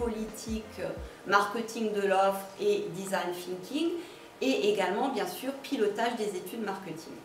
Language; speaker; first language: French; native; French